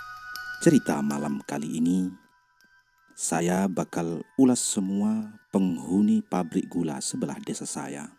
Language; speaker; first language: Indonesian; native; Indonesian